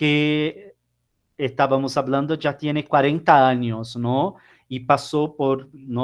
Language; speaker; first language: Spanish; non-native, fluent; Portuguese